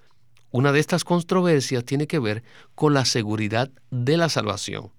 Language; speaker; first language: Spanish; native; Spanish